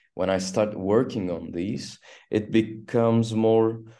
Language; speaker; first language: English; non-native, fluent; Turkish